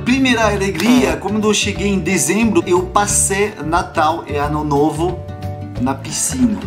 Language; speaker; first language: Portuguese; non-native, fluent; French